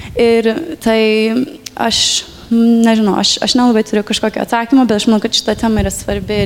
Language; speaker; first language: Lithuanian; early bilingual, heritage; Lithuanian